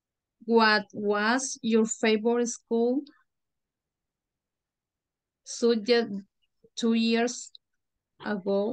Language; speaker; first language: English; non-native, learner; Spanish